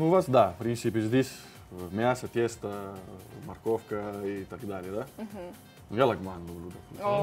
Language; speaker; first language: Russian; non-native, fluent; Italian